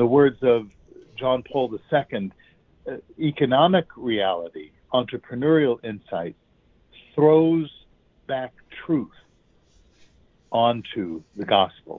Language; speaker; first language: English; native; English